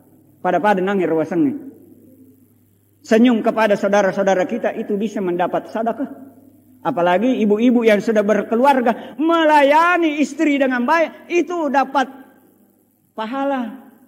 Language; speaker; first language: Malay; non-native, local second language; Buginese